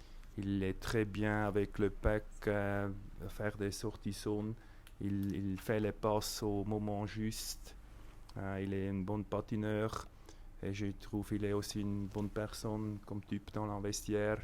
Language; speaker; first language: French; non-native, local second language; German